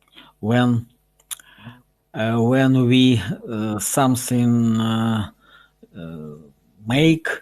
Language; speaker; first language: English; non-native, learner; Russian